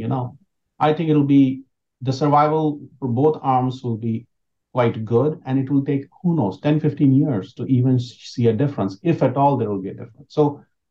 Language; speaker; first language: English; non-native, local second language; Hindi